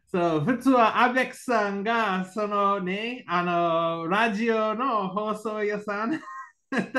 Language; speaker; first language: Japanese; non-native, learner; English